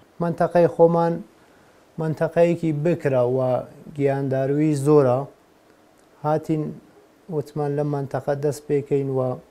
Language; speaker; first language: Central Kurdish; non-native, local second language; Gurani